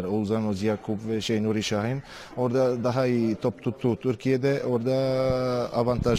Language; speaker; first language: Turkish; non-native, fluent; Croatian